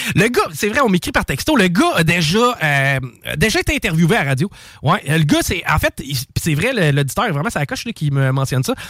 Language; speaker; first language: French; native; French